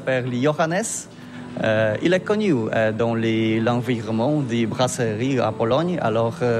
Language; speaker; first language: French; non-native, learner; Polish